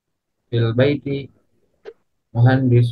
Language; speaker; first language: Arabic; non-native, learner; Indonesian